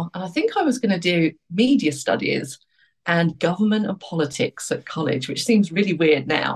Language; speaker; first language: English; native; English